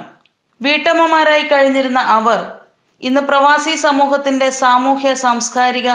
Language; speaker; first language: Malayalam; native; Malayalam